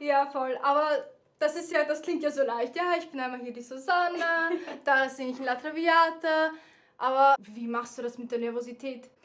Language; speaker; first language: German; native; German